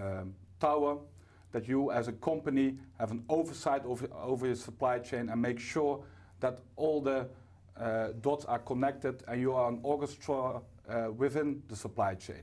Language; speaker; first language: English; non-native, fluent; Dutch